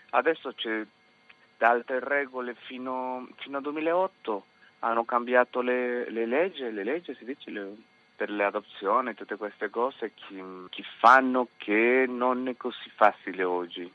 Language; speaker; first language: Italian; non-native, fluent; Spanish